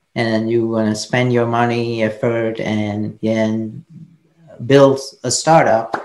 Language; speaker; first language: English; non-native, local second language; Sinhala